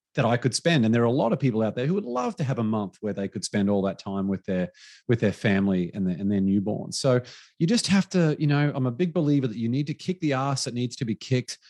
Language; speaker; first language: English; native; English